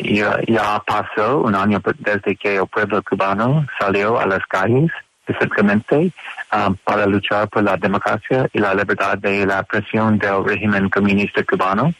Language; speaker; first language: Spanish; non-native, learner; English